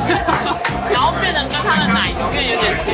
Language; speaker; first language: Chinese; native; Chinese